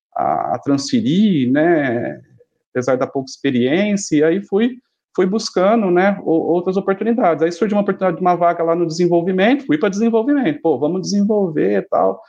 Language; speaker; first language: Portuguese; native; Portuguese